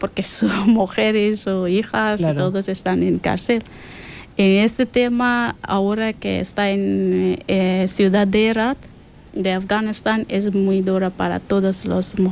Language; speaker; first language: Spanish; non-native, learner; Persian